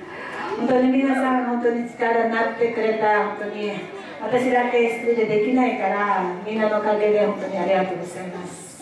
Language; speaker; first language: Japanese; non-native, fluent; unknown